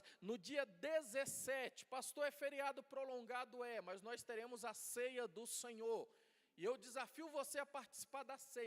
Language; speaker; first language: Portuguese; native; Portuguese